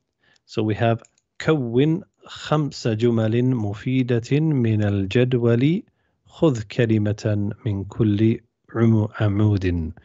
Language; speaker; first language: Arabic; non-native, fluent; English